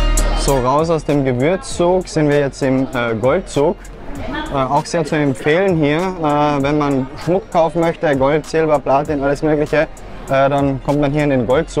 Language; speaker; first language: German; native; German